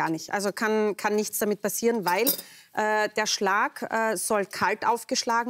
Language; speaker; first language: German; native; German